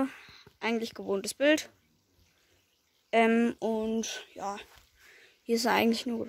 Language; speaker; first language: German; native; German